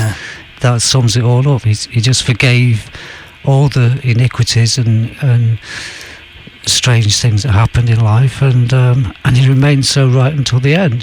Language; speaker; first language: English; native; English